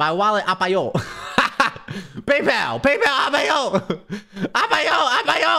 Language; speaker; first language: Korean; non-native, learner; English